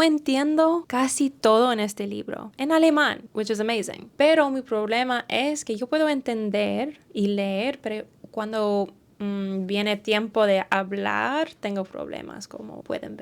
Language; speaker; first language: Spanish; early bilingual, heritage; English